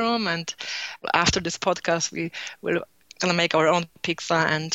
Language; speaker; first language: English; non-native, fluent; Polish